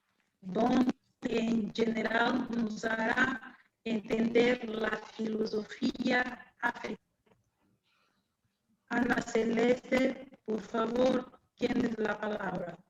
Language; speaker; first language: Spanish; non-native, fluent; Portuguese